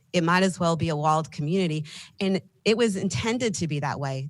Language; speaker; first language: English; native; English